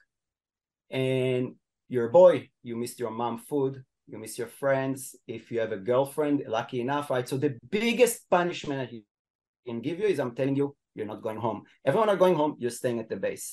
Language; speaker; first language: English; non-native, fluent; Hebrew